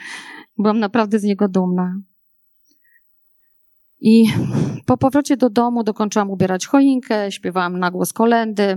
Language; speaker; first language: Polish; native; Polish